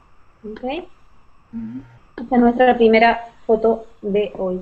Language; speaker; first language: Spanish; native; Spanish